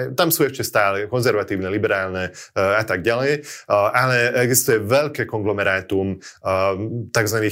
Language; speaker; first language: Slovak; non-native, local second language; Hungarian